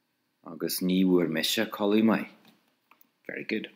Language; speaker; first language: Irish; non-native, local second language; English